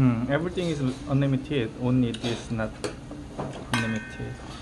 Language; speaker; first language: English; non-native, learner; Korean